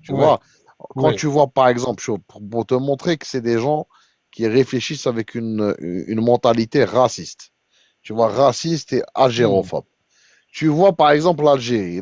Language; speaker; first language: French; non-native, local second language; Arabic